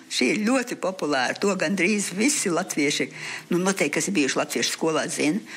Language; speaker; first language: Latvian; early bilingual, heritage; Latvian